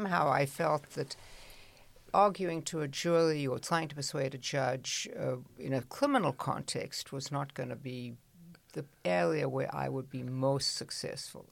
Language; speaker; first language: English; native; English